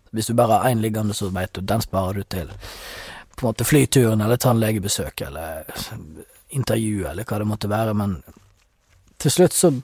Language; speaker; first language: Norwegian; native; Norwegian